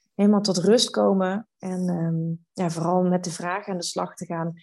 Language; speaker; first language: Dutch; native; Dutch